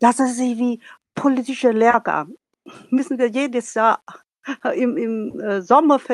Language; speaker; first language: German; non-native, learner; Vietnamese